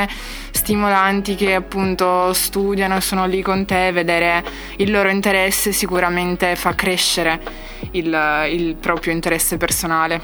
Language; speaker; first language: Italian; native; Italian